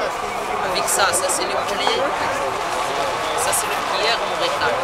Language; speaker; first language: French; non-native, learner; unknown